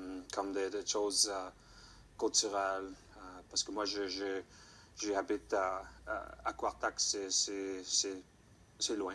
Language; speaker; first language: French; non-native, local second language; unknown